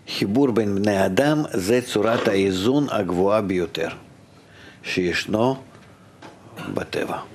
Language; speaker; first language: Hebrew; non-native, fluent; Russian